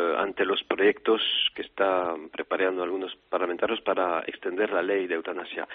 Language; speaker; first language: Spanish; non-native, fluent; French